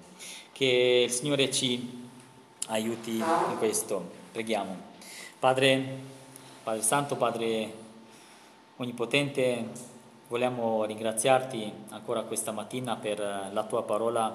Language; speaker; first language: Italian; non-native, fluent; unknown